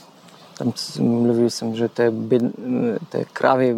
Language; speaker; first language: Czech; non-native, learner; Polish